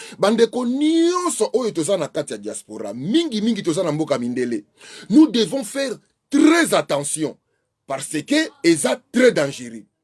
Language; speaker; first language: Lingala; non-native, local second language; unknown